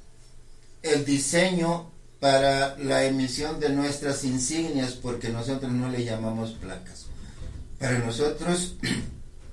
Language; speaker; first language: Spanish; non-native, local second language; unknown